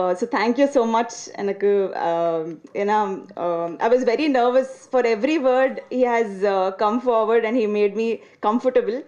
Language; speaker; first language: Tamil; non-native, learner; Telugu